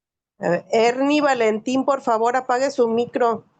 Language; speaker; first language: Spanish; native; Spanish